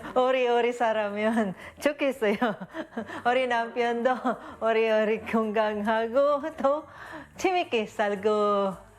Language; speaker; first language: Korean; non-native, fluent; Filipino